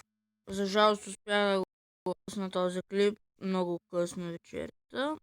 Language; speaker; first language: Bulgarian; native; Bulgarian